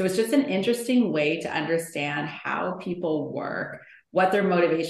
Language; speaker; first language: English; native; English